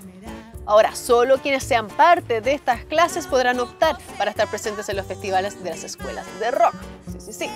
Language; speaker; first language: Spanish; native; Spanish